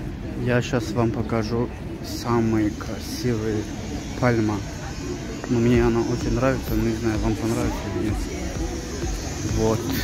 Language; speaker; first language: Russian; non-native, learner; Azerbaijani